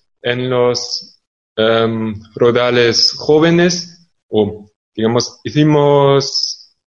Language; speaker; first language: Spanish; non-native, fluent; German